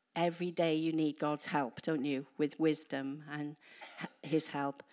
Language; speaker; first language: English; native; English